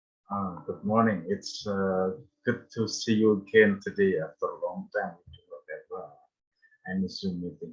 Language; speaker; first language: English; non-native, fluent; Indonesian